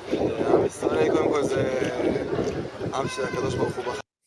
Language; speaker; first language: Hebrew; native; Hebrew